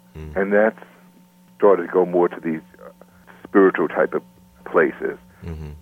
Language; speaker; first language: English; native; English